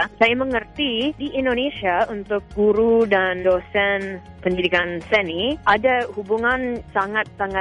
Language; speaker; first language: Indonesian; non-native, fluent; English